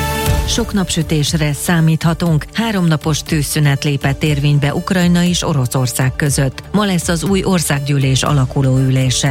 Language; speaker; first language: Hungarian; native; Hungarian